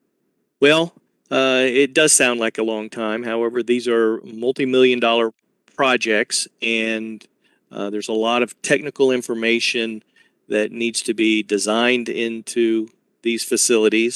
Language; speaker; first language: English; native; English